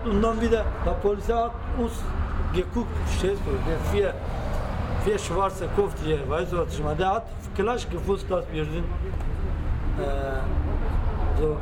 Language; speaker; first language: German; non-native, learner; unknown